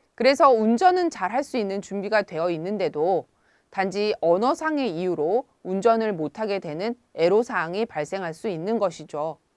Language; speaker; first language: Korean; native; Korean